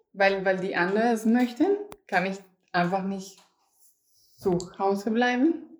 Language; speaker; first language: German; non-native, fluent; Spanish